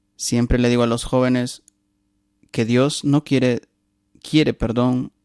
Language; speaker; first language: Spanish; native; Spanish